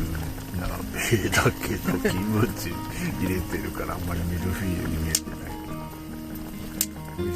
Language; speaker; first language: Japanese; native; Japanese